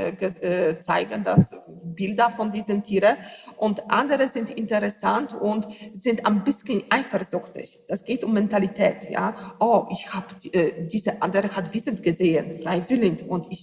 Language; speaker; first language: German; non-native, learner; Polish